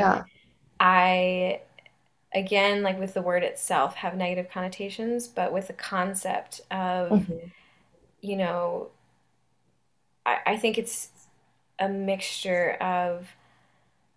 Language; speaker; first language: English; native; English